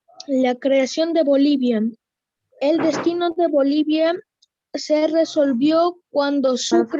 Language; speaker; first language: Spanish; native; Spanish